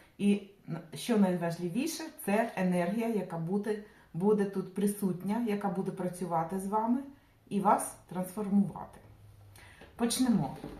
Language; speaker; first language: Ukrainian; non-native, local second language; Russian